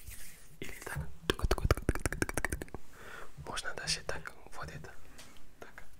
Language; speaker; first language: Russian; non-native, learner; French